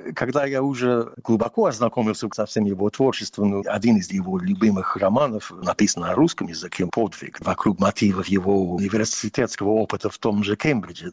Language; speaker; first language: Russian; non-native, fluent; English